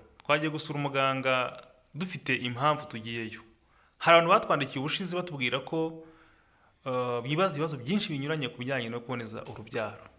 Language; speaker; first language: Kinyarwanda; native; Kinyarwanda